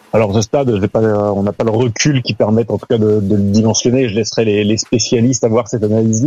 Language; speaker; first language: French; native; French